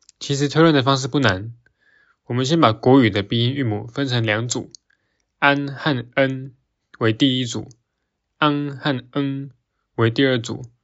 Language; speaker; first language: Chinese; native; Chinese